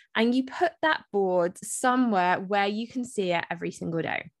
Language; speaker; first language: English; native; English